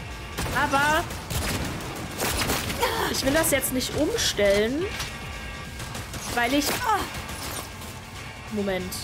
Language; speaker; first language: German; native; German